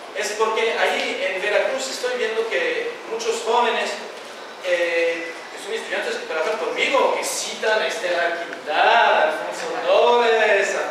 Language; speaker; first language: Spanish; non-native, fluent; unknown